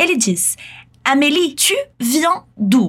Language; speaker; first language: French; non-native, fluent; Portuguese